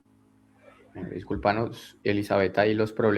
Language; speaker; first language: Spanish; native; Spanish